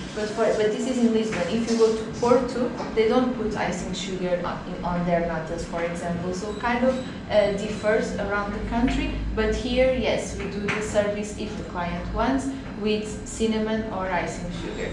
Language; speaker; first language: English; non-native, fluent; Portuguese